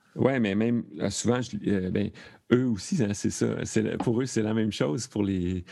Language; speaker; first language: French; native; French